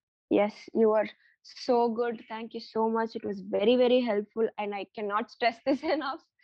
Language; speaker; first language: English; non-native, local second language; Tamil